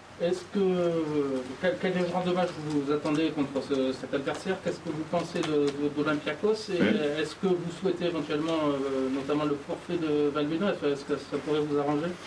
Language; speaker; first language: French; native; French